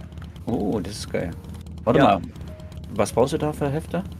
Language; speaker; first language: German; native; German